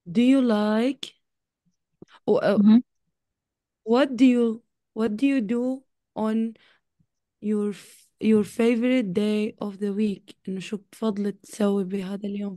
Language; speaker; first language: English; non-native, learner; Arabic